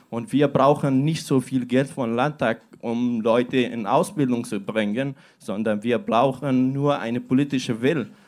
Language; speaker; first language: German; non-native, learner; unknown